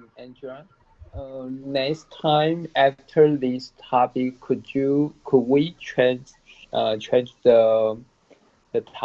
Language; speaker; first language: English; non-native, learner; Chinese